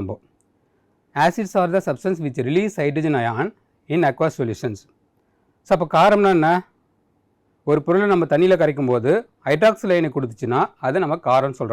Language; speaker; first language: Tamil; native; Tamil